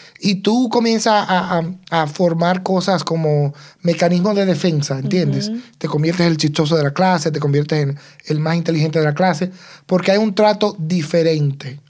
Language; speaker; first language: Spanish; native; Spanish